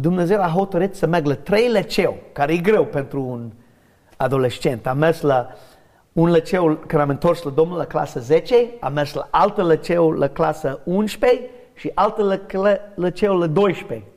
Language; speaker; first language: Romanian; non-native, learner; English